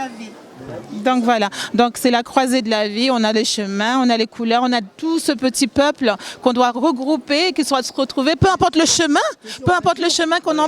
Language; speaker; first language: French; native; French